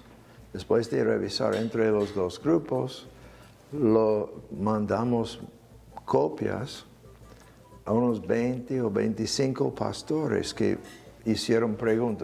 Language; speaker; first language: Spanish; non-native, fluent; English